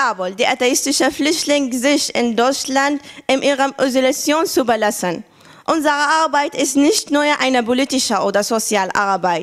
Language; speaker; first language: German; non-native, learner; Arabic